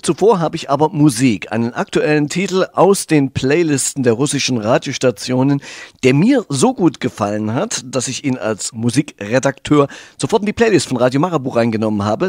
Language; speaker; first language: German; native; German